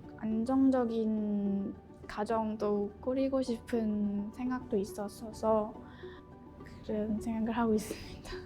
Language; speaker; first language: Korean; early bilingual, other home language; Lao